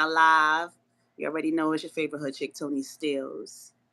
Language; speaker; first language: English; native; English